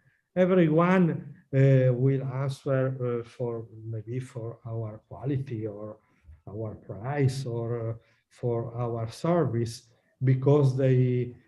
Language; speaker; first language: English; non-native, learner; Italian